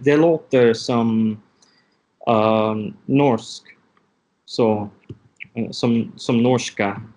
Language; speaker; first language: Swedish; non-native, learner; English